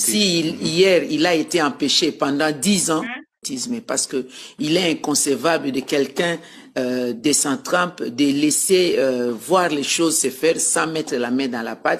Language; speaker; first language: French; non-native, local second language; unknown